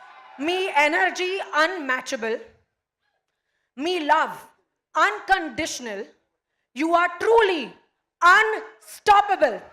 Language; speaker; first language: Telugu; non-native, local second language; Hindi